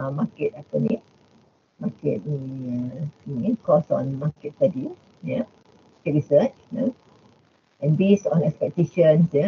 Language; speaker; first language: English; non-native, local second language; Malay